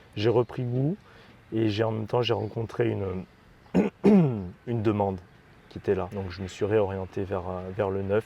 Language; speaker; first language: French; native; French